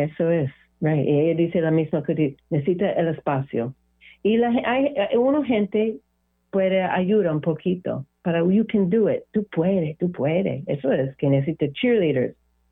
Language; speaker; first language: Spanish; non-native, learner; English